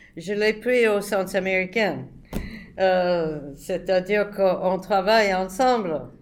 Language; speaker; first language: French; non-native, fluent; English